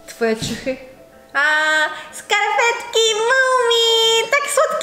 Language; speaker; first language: Polish; non-native, learner; Korean